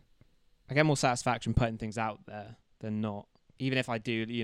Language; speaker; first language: English; native; English